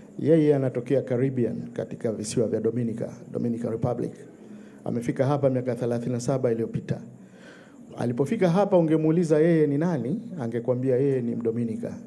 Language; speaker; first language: Swahili; native; Swahili